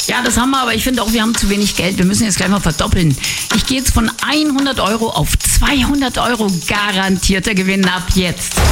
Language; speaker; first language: German; native; German